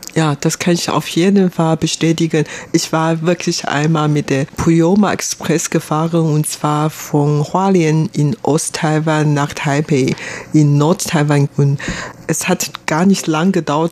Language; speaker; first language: German; non-native, fluent; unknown